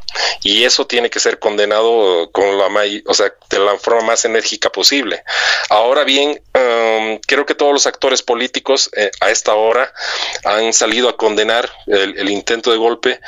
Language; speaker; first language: Spanish; native; Spanish